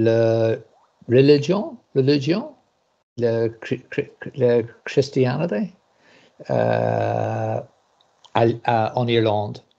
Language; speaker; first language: French; non-native, learner; English